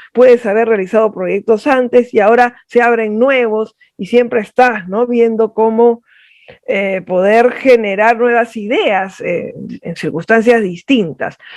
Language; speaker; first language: Spanish; native; Spanish